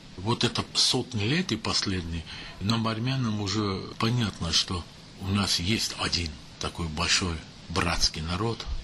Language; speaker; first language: Russian; non-native, local second language; Armenian